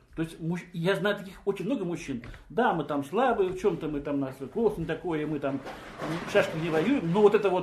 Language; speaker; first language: Russian; native; Russian